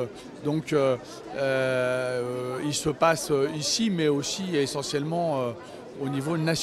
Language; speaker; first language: French; native; French